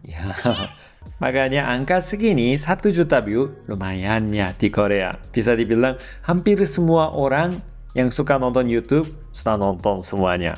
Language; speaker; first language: Indonesian; non-native, fluent; Korean